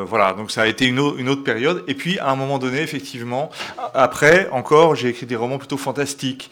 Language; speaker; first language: French; native; French